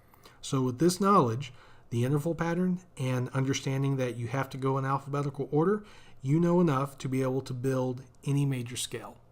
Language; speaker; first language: English; native; English